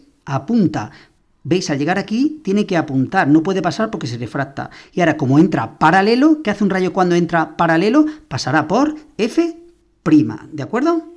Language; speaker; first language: Spanish; native; Spanish